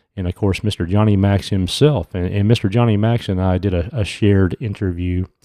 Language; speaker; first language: English; native; English